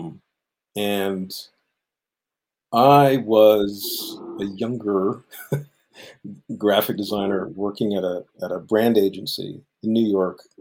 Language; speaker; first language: English; native; English